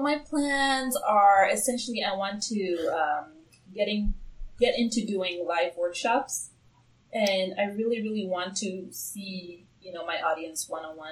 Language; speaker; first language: English; non-native, local second language; Swahili